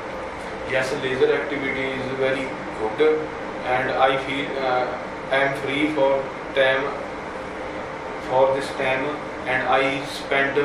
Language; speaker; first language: English; non-native, learner; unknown